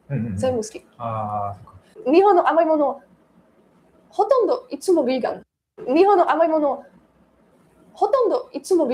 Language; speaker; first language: Japanese; non-native, learner; Slovak